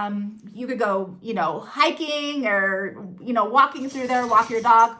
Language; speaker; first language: English; native; English